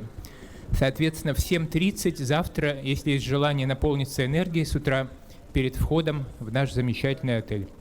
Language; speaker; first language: Russian; native; Russian